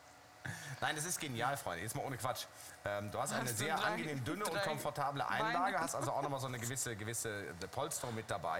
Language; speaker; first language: German; native; German